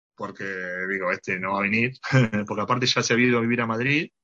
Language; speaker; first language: Spanish; native; Spanish